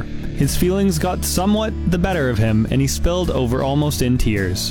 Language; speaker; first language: English; native; English